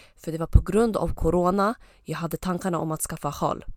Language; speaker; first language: Swedish; early bilingual, other home language; Arabic